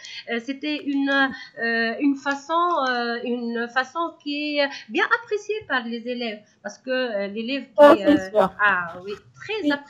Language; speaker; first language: French; non-native, local second language; Arabic